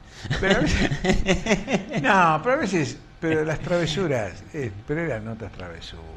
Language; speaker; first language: Spanish; native; Spanish